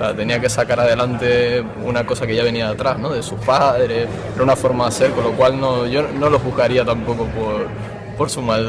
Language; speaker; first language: Spanish; native; Spanish